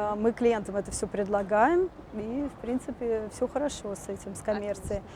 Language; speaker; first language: Russian; native; Russian